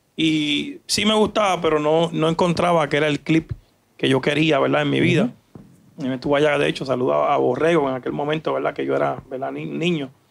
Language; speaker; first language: Spanish; native; Spanish